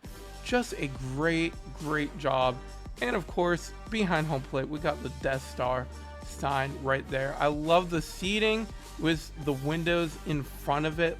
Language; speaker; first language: English; native; English